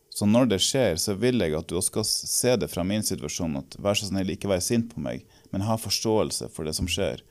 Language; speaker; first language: Norwegian; native; Norwegian